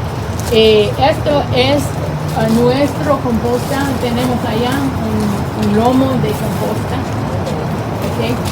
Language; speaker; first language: Spanish; non-native, learner; English